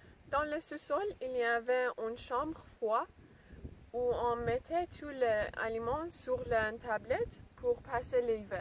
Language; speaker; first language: French; non-native, learner; English